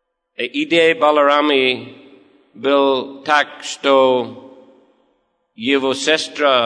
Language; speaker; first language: Russian; non-native, learner; English